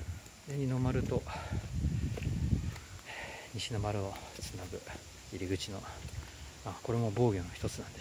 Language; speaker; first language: Japanese; native; Japanese